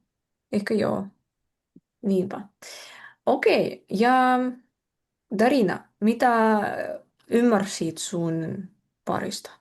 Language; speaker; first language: Finnish; non-native, fluent; Russian